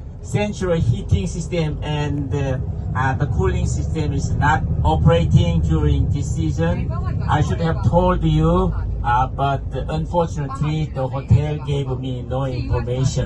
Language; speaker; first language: English; non-native, fluent; Korean